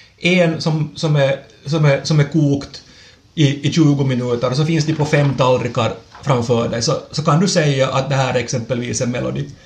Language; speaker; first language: Swedish; native; Swedish